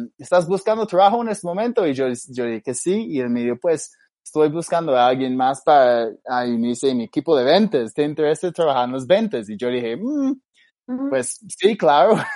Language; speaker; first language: Spanish; non-native, fluent; English